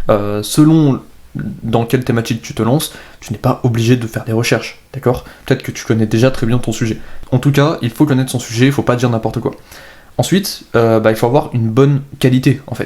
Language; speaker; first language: French; native; French